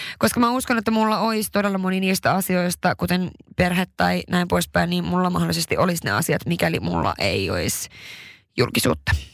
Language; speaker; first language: Finnish; early bilingual, heritage; Finnish